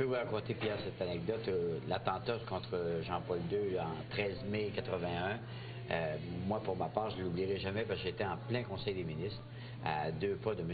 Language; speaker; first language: French; native; French